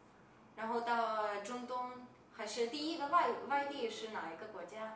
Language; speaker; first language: Chinese; non-native, fluent; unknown